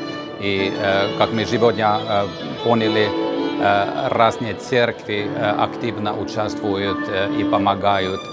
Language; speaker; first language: Russian; non-native, learner; Finnish